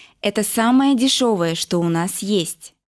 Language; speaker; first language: Russian; non-native, local second language; Uzbek